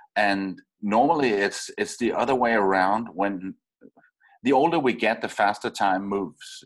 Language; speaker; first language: English; non-native, fluent; Danish